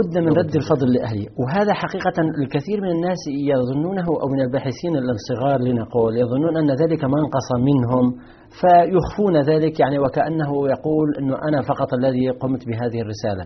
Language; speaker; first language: Arabic; native; Arabic